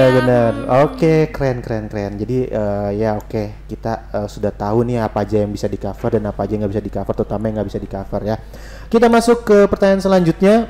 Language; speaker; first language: Indonesian; native; Indonesian